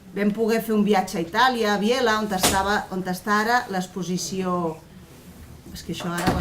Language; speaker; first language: Catalan; non-native, local second language; Spanish